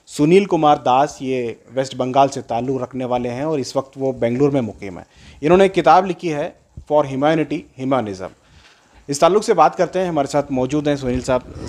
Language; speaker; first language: Hindi; native; Hindi